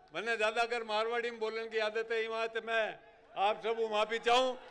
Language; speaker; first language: Hindi; native; Hindi